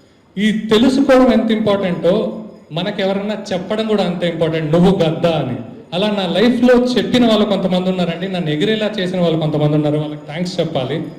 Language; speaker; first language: Telugu; native; Telugu